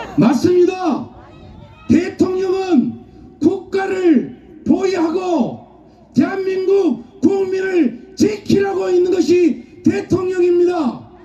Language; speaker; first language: Korean; native; Korean